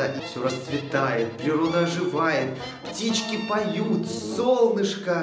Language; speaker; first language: Russian; native; Russian